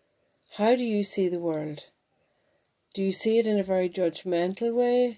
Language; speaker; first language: English; native; English